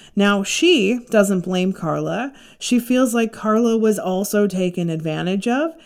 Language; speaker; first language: English; native; English